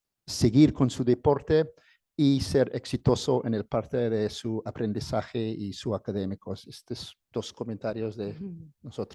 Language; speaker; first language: Spanish; non-native, fluent; English